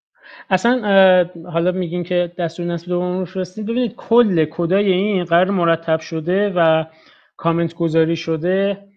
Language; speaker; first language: Persian; native; Persian